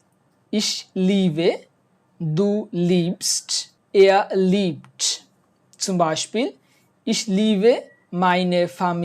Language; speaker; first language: German; non-native, fluent; Bangla